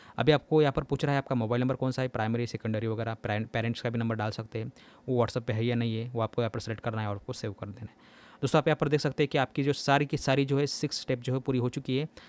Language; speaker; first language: Hindi; non-native, local second language; Marathi